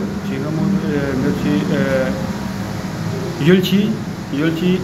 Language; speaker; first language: Korean; non-native, learner; Urdu